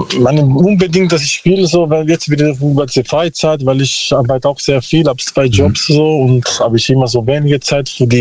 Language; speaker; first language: German; non-native, learner; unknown